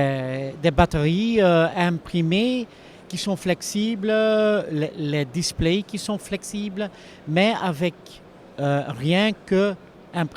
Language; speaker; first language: French; non-native, local second language; Dutch